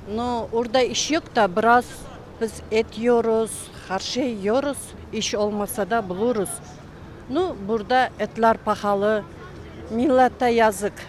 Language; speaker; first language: Turkish; non-native, learner; Uzbek